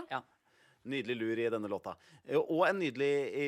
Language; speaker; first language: Norwegian; native; Norwegian